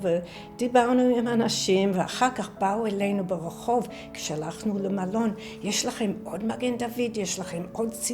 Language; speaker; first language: Hebrew; non-native, fluent; English